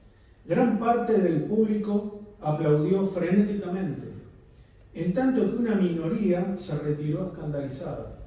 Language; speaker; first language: Spanish; native; Spanish